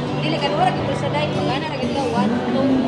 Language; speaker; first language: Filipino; non-native, local second language; Cebuano